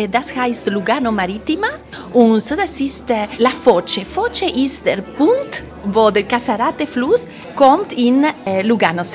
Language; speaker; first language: German; non-native, learner; Italian